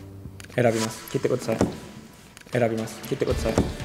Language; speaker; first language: Japanese; non-native, learner; Korean